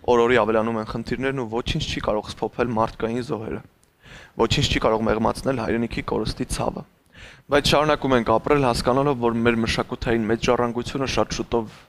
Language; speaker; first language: Armenian; native; Armenian